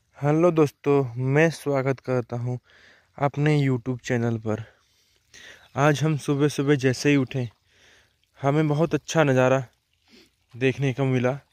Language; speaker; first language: Hindi; native; Hindi